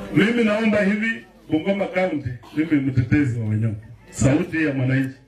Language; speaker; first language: Swahili; native; Swahili